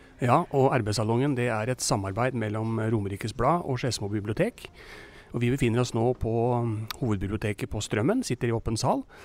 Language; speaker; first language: Norwegian; native; Norwegian